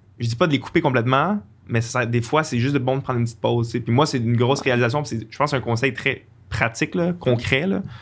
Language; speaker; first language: French; native; French